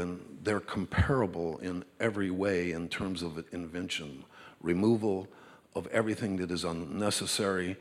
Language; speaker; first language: English; native; English